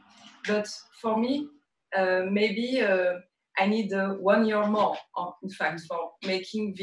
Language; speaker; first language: English; non-native, learner; French